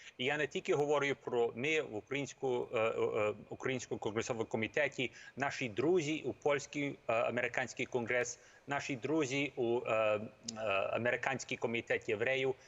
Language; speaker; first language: Ukrainian; early bilingual, heritage; Ukrainian